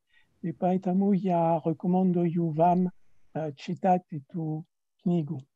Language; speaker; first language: Russian; non-native, learner; French